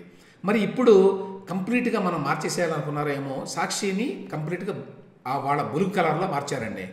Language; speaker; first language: Telugu; native; Telugu